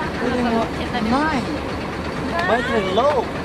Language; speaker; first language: Japanese; non-native, learner; Indonesian